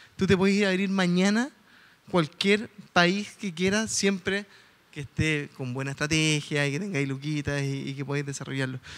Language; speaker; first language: Spanish; native; Spanish